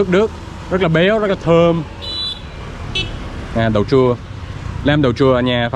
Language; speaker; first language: Vietnamese; non-native, learner; English